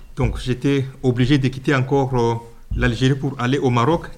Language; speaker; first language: French; non-native, local second language; Luba-Lulua